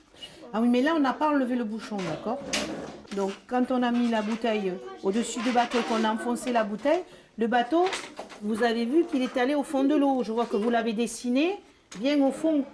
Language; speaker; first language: French; native; French